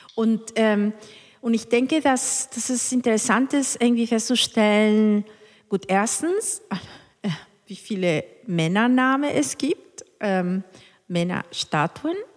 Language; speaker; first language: German; non-native, fluent; Spanish